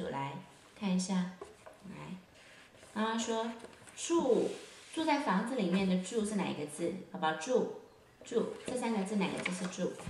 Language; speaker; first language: Chinese; native; Chinese